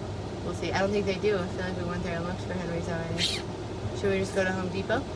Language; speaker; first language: English; native; English